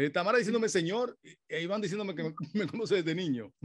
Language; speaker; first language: Spanish; native; Spanish